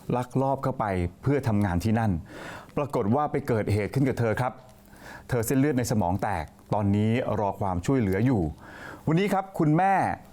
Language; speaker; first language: Thai; native; Thai